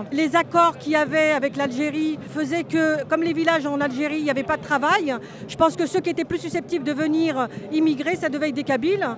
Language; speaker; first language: French; early bilingual, other home language; Kabyle